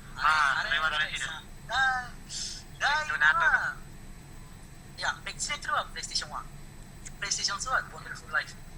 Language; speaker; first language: Japanese; non-native, learner; Indonesian